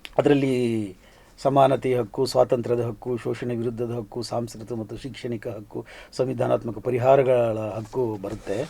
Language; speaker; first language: Kannada; native; Kannada